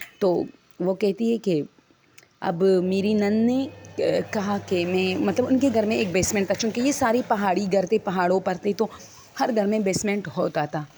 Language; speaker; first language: Urdu; non-native, local second language; Pashto